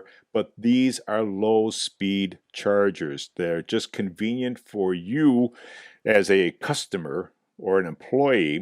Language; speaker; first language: English; native; English